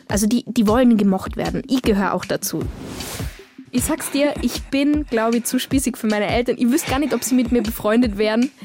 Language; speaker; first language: German; native; German